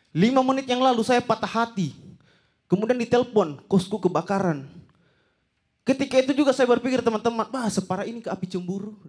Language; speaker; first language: Indonesian; native; Indonesian